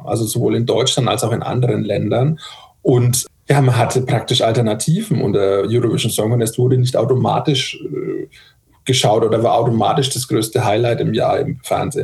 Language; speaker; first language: German; native; German